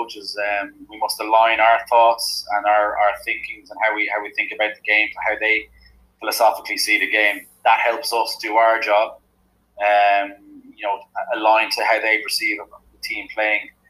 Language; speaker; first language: English; native; English